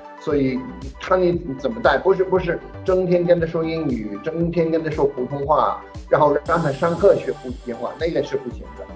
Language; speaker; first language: Chinese; non-native, fluent; English